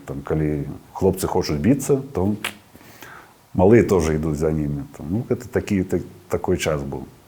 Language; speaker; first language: Belarusian; non-native, local second language; Russian